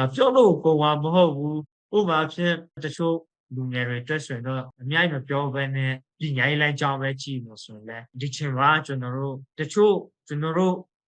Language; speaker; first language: Burmese; non-native, local second language; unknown